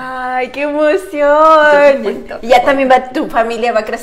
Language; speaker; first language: Spanish; native; Spanish